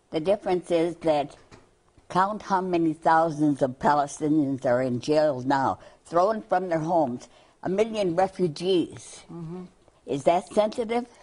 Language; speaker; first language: English; native; English